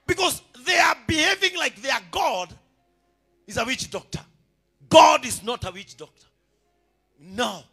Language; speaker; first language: English; non-native, local second language; Swahili